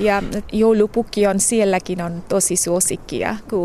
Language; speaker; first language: Finnish; non-native, fluent; Bangla